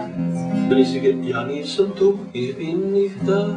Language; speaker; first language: German; non-native, learner; Croatian